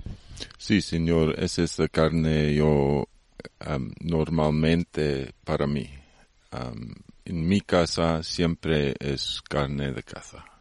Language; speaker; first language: Spanish; non-native, learner; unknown